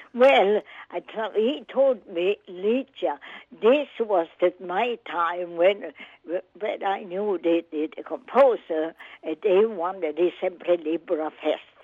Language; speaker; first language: English; non-native, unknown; Italian